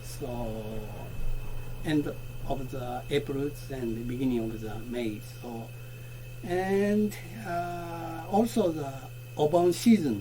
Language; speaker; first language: English; non-native, learner; Japanese